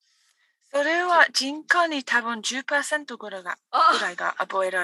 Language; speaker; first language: Japanese; non-native, learner; English